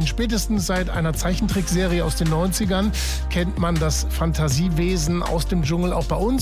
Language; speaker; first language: German; native; German